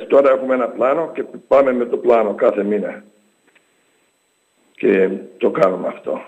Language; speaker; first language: Greek; early bilingual, heritage; English